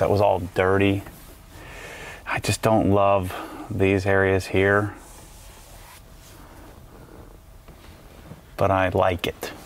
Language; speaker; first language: English; native; English